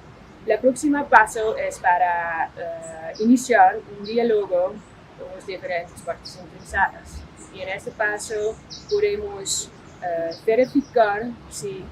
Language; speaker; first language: Spanish; non-native, fluent; Dutch